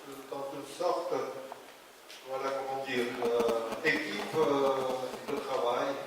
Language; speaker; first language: French; non-native, fluent; Russian